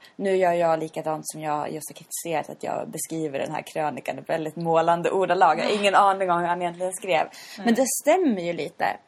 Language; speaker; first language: Swedish; native; Swedish